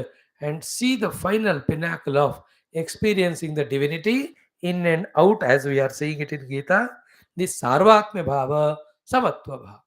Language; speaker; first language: English; non-native, local second language; Hindi